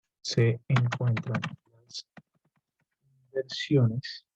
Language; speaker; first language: Spanish; native; Spanish